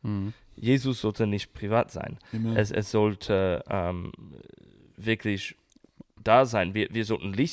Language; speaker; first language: German; non-native, learner; English